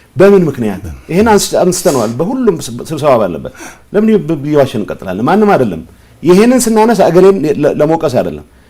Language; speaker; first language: Amharic; non-native, local second language; Tigrinya